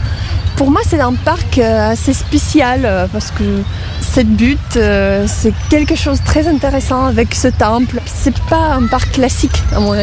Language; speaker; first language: French; non-native, fluent; Russian